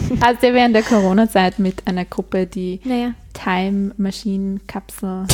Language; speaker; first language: German; native; German